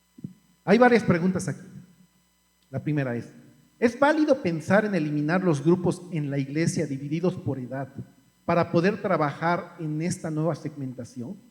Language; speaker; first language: Spanish; native; Spanish